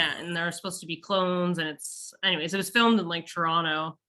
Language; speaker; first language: English; native; English